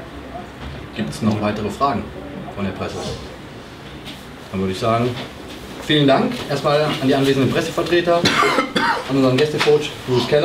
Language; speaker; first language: German; native; German